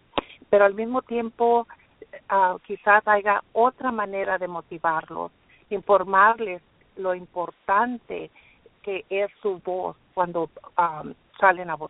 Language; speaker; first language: Spanish; early bilingual, heritage; Spanish